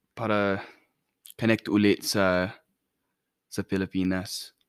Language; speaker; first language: Filipino; non-native, fluent; English